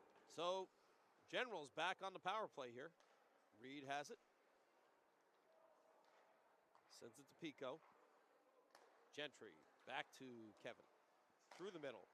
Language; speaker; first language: English; native; English